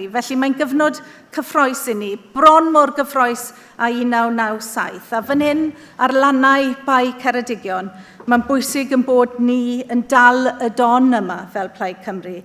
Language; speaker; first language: Welsh; native; Welsh